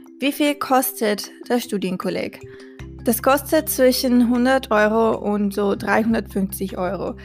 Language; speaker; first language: German; non-native, fluent; Portuguese